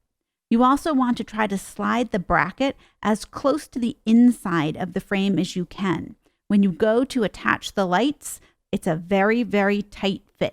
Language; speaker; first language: English; native; English